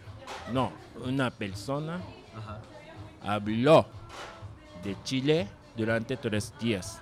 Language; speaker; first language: Spanish; non-native, learner; Japanese